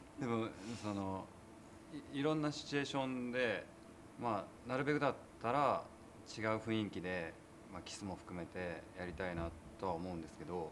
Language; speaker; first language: Japanese; native; Japanese